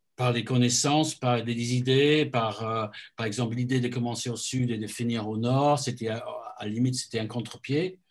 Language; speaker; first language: French; non-native, fluent; English